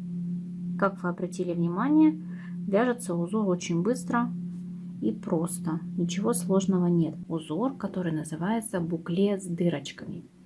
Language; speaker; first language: Russian; native; Russian